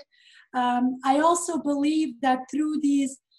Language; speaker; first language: English; non-native, fluent; Serbian